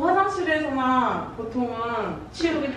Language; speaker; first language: Korean; native; Korean